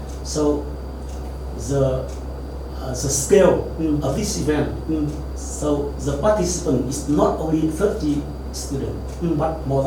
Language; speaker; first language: English; non-native, learner; Vietnamese